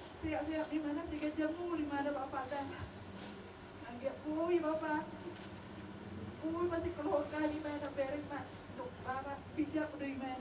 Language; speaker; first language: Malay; non-native, local second language; Batak Toba